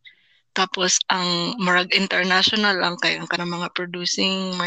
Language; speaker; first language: English; non-native, local second language; Cebuano